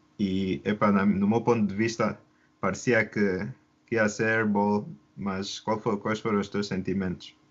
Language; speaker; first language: Portuguese; native; Portuguese